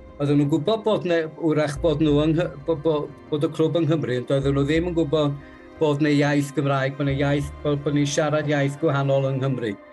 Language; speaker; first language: Welsh; non-native, local second language; English